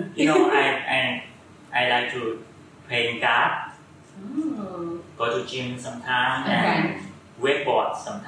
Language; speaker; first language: English; non-native, learner; Thai